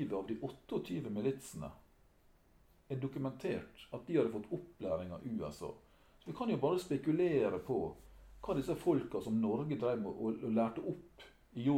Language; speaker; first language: Norwegian; native; Norwegian